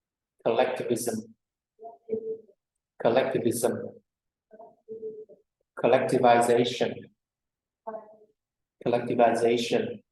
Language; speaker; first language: English; non-native, fluent; Vietnamese